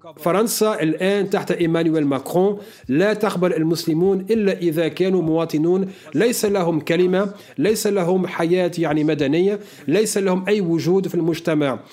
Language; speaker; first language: Arabic; early bilingual, heritage; Arabic